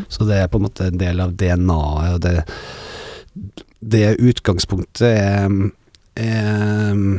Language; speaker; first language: Norwegian; native; Norwegian